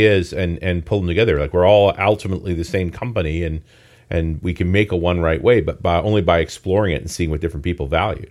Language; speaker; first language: English; native; English